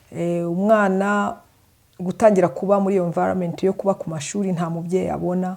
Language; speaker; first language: Kinyarwanda; native; Kinyarwanda